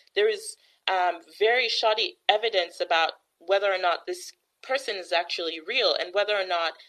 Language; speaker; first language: English; native; English